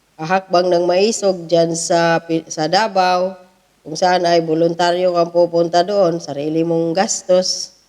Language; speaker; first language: Filipino; non-native, local second language; Cebuano